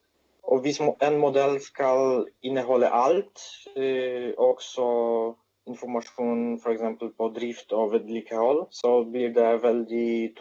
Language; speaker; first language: Norwegian; non-native, fluent; Polish